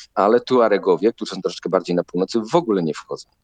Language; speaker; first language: Polish; native; Polish